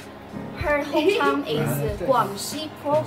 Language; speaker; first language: English; non-native, learner; Chinese